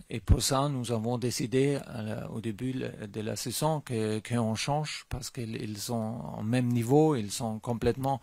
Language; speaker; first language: French; non-native, learner; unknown